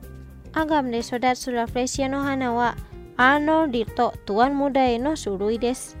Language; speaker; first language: Japanese; non-native, fluent; Indonesian